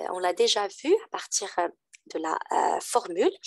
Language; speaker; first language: French; non-native, local second language; Arabic